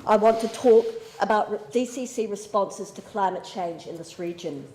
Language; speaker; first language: English; native; English